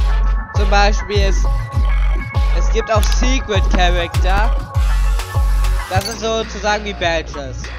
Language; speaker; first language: German; native; German